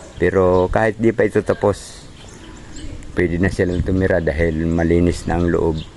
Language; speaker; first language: Filipino; non-native, local second language; Cebuano